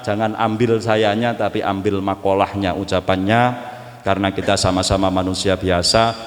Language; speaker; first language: Indonesian; non-native, local second language; Javanese